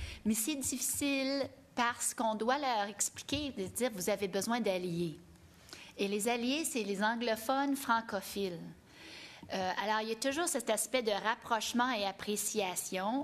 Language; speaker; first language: French; non-native, fluent; English